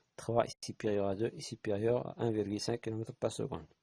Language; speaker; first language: French; non-native, local second language; Arabic